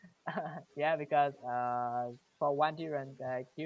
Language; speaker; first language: English; non-native, learner; Vietnamese